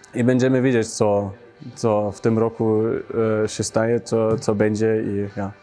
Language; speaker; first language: Polish; early bilingual, heritage; Polish